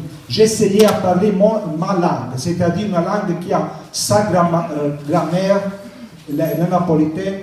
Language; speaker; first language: French; non-native, learner; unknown